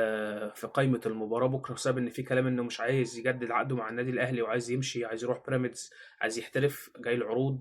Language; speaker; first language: Arabic; native; Arabic